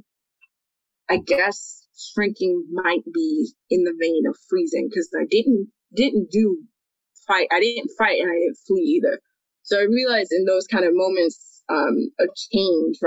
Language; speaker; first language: English; native; English